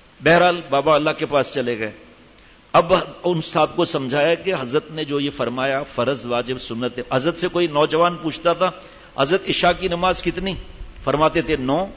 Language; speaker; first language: Urdu; native; Urdu